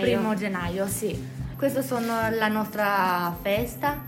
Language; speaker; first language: Italian; non-native, learner; Albanian